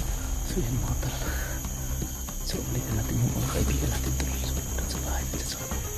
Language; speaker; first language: Filipino; non-native, local second language; Cebuano